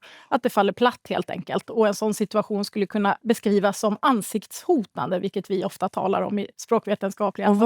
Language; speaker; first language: Swedish; native; Swedish